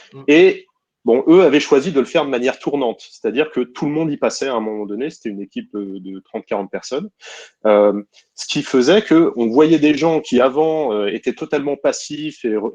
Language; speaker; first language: French; native; French